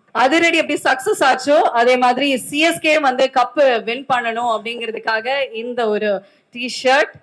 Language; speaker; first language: Tamil; native; Tamil